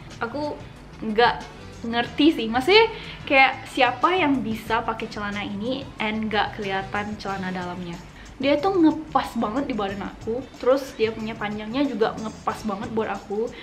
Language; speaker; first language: Indonesian; early bilingual, heritage; Indonesian